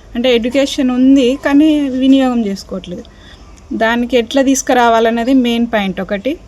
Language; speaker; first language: Telugu; non-native, local second language; Lambadi